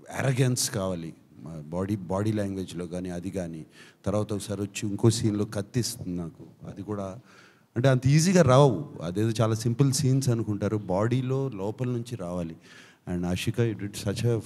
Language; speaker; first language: Telugu; native; Telugu